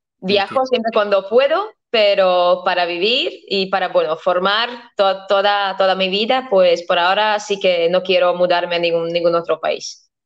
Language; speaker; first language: Spanish; non-native, fluent; Latvian